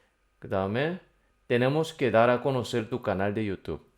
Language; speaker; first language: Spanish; non-native, fluent; Korean